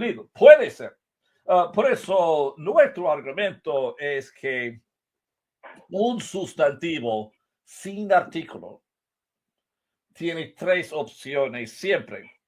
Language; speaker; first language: Spanish; non-native, fluent; English